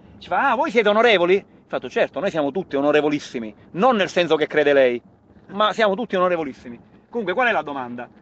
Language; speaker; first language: Italian; native; Italian